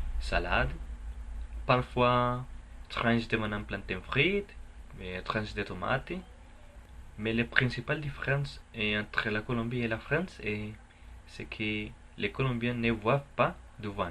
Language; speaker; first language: French; non-native, learner; Spanish